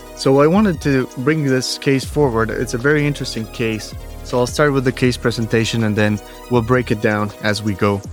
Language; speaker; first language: English; non-native, fluent; Spanish